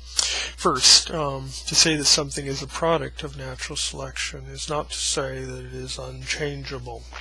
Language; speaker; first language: English; native; English